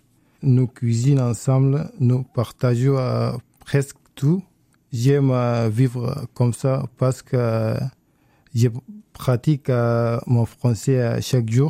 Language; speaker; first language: French; non-native, learner; Arabic